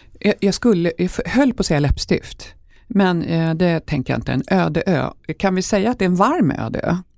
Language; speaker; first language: Swedish; native; Swedish